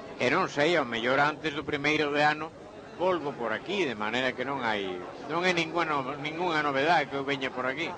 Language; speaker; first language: Galician; non-native, local second language; Spanish